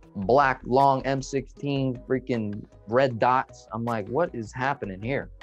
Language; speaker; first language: English; native; English